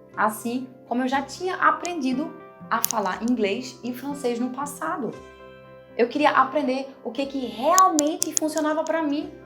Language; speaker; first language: Portuguese; non-native, fluent; German